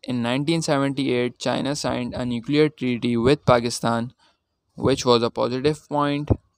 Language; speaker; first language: English; non-native, local second language; Urdu